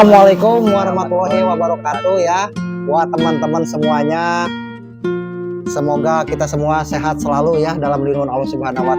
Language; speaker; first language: Indonesian; non-native, local second language; Sundanese